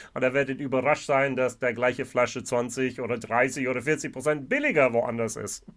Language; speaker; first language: German; non-native, fluent; English